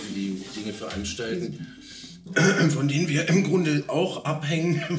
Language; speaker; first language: German; native; German